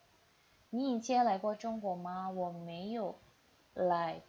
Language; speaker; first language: Chinese; non-native, fluent; Indonesian